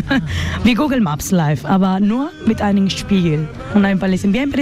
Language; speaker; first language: German; non-native, learner; Spanish